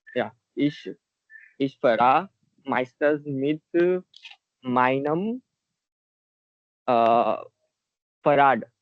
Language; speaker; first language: German; non-native, learner; Hindi